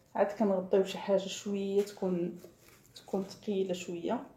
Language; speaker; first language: Arabic; native; Arabic